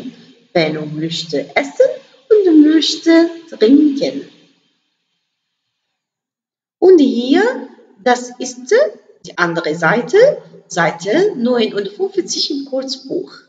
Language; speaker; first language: German; non-native, learner; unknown